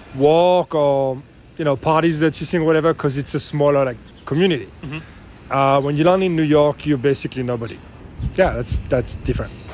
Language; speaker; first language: English; non-native, fluent; French